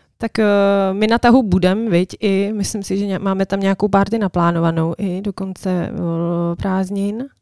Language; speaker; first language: Czech; native; Czech